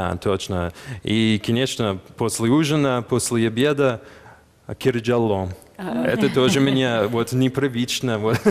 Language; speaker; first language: Russian; non-native, fluent; English